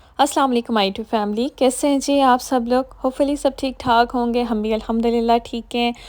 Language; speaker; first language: Urdu; native; Urdu